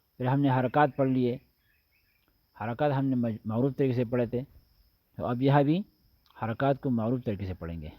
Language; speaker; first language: Urdu; native; Urdu